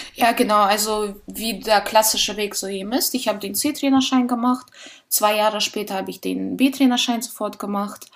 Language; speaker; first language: German; early bilingual, other home language; Russian